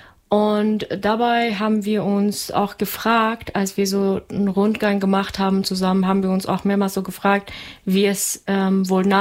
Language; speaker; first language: German; non-native, fluent; Ukrainian